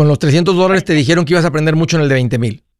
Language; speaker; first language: Spanish; native; Spanish